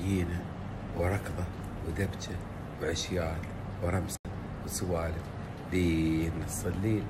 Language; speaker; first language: Arabic; native; Arabic